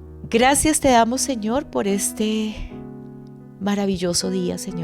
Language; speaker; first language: Spanish; native; Spanish